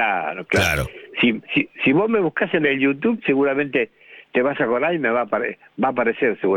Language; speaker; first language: Spanish; native; Spanish